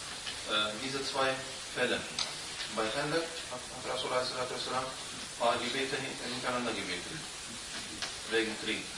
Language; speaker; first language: German; non-native, learner; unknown